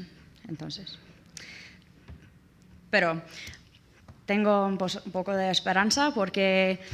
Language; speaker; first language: Spanish; non-native, learner; English